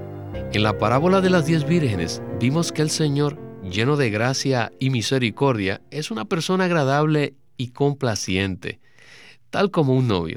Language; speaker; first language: Spanish; native; Spanish